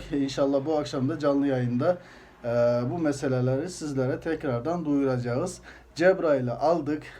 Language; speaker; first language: Turkish; early bilingual, heritage; Azerbaijani